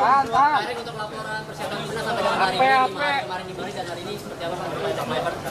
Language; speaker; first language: Indonesian; native; Indonesian